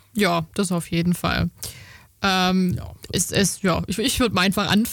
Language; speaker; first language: German; native; German